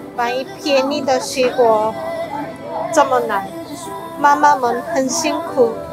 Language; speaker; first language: Chinese; non-native, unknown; Korean